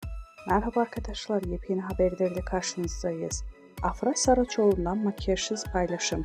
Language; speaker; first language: Turkish; native; Turkish